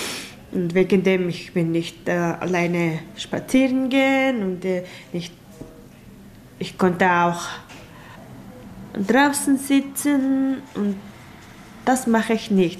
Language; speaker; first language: German; non-native, learner; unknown